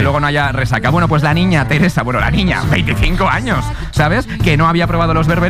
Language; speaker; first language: Spanish; native; Spanish